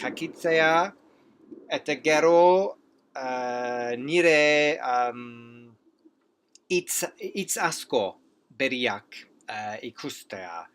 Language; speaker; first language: Basque; non-native, learner; English